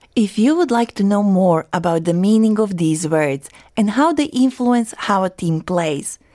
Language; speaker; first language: English; non-native, fluent; Croatian